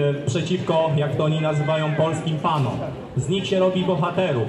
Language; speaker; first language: Polish; native; Polish